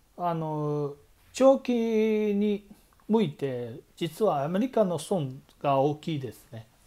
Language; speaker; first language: Japanese; non-native, fluent; Chinese